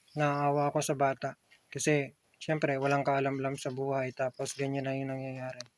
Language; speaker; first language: Filipino; native; Filipino